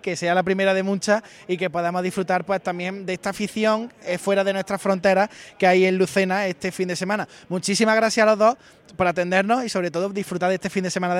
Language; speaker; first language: Spanish; native; Spanish